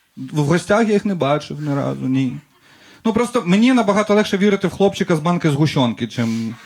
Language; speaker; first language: Ukrainian; non-native, local second language; Russian